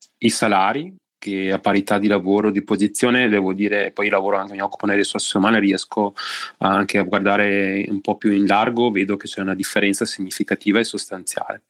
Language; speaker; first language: Italian; native; Italian